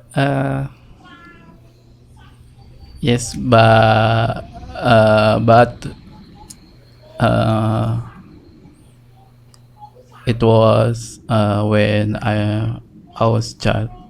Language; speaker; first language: English; non-native, learner; Indonesian